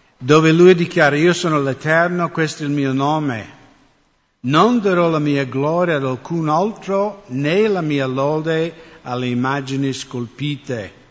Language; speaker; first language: Italian; non-native, fluent; English